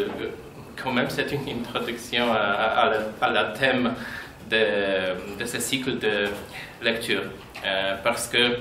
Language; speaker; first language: French; non-native, fluent; Polish